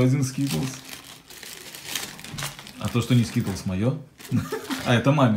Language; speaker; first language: Russian; native; Russian